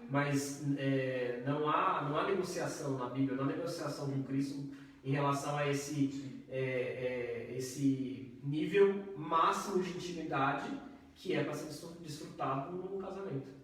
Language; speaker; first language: Portuguese; native; Portuguese